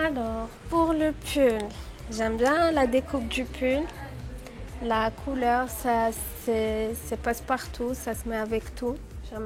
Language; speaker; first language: French; non-native, local second language; Arabic